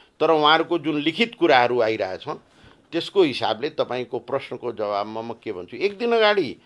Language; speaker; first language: Nepali; non-native, local second language; Bhojpuri